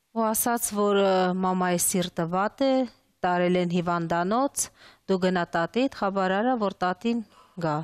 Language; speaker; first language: Armenian; early bilingual, other home language; Russian